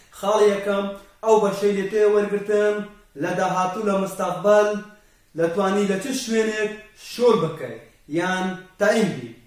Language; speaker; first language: Central Kurdish; non-native, local second language; Kurdish